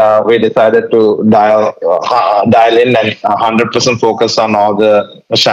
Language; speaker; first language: English; non-native, local second language; Sinhala